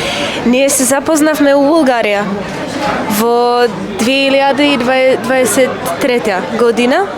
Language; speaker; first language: Macedonian; non-native, learner; Polish